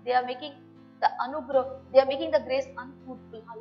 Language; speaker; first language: English; non-native, local second language; Tulu